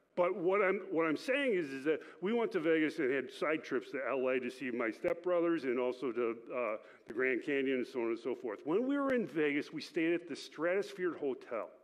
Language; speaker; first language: English; native; English